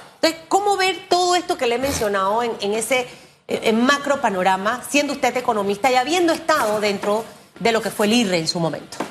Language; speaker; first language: Spanish; native; Spanish